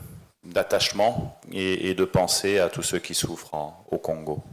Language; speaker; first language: French; native; French